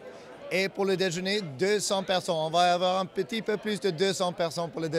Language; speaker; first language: French; non-native, fluent; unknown